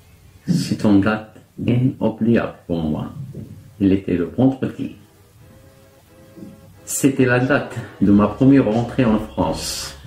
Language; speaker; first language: French; non-native, fluent; Arabic